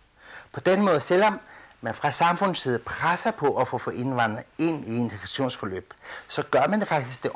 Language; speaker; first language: Danish; early bilingual, other home language; Kurdish